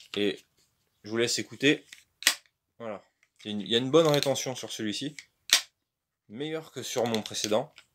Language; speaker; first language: French; native; French